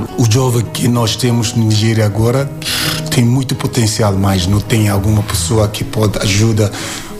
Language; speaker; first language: Portuguese; non-native, learner; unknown